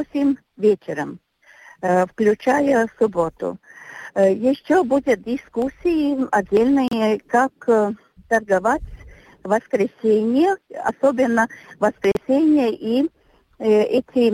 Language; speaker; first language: Russian; non-native, local second language; Latvian